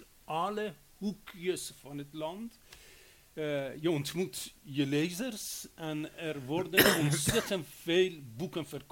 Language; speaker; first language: Dutch; non-native, fluent; Persian